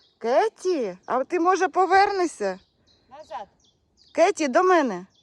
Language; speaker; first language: Ukrainian; native; Ukrainian